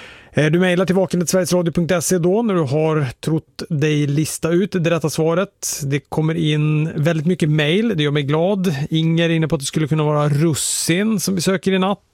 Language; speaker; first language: Swedish; native; Swedish